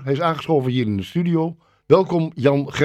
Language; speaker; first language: Dutch; native; Dutch